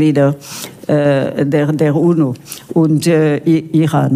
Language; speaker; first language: German; non-native, local second language; French